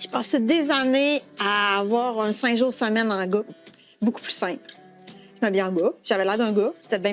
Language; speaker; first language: French; native; French